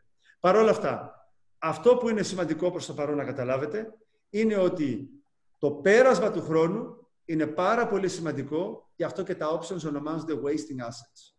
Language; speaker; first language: Greek; native; Greek